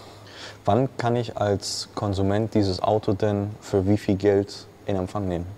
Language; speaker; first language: German; native; German